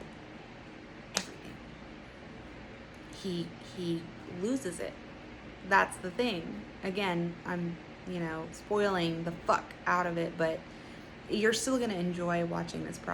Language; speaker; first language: English; native; English